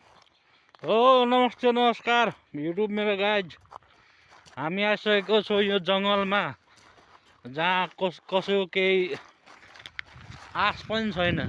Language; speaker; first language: Nepali; non-native, local second language; Maithili